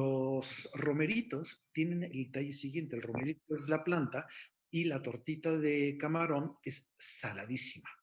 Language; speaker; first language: Spanish; native; Spanish